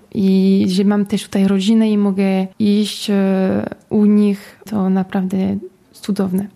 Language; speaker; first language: Polish; early bilingual, heritage; Polish